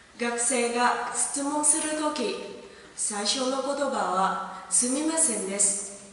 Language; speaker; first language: Japanese; non-native, learner; Vietnamese